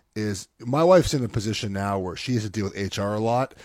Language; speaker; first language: English; native; English